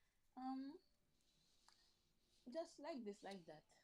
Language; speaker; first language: English; non-native, learner; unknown